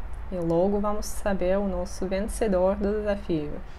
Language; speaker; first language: Portuguese; non-native, fluent; Russian